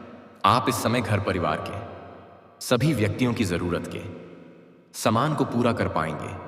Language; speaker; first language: Hindi; native; Hindi